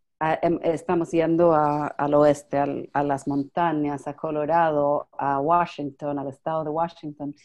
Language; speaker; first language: Spanish; non-native, fluent; English